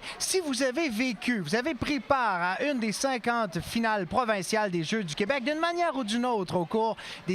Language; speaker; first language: French; native; French